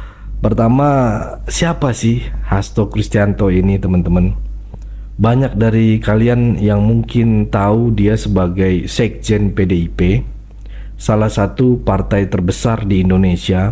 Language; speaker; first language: Indonesian; native; Indonesian